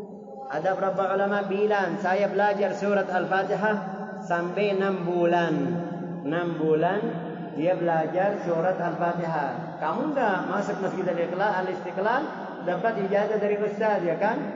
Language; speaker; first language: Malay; non-native, learner; Arabic